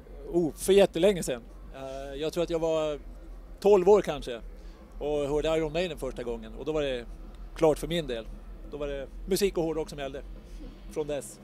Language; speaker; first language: Swedish; native; Swedish